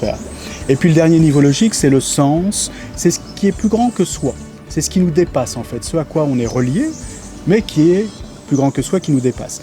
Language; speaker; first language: French; native; French